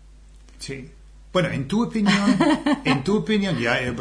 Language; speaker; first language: Spanish; non-native, fluent; English